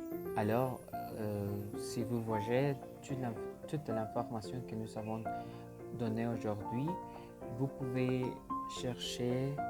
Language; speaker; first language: French; non-native, learner; Spanish